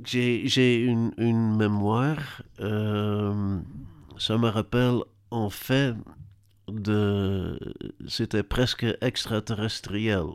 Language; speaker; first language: French; non-native, learner; Dutch